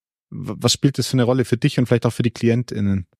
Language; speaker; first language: German; native; German